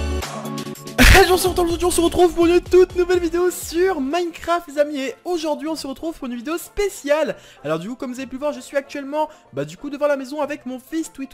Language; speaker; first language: French; native; French